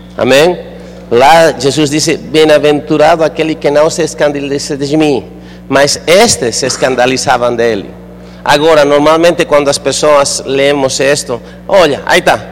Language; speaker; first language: Portuguese; non-native, fluent; Spanish